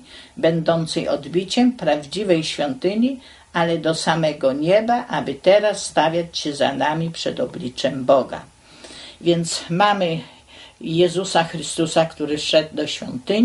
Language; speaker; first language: Polish; native; Polish